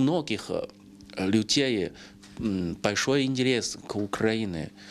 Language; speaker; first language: Russian; non-native, learner; Chinese